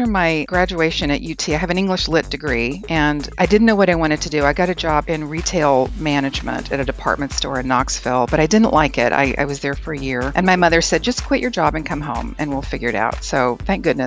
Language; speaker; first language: English; native; English